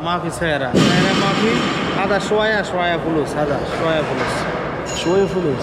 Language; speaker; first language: Arabic; non-native, learner; Bangla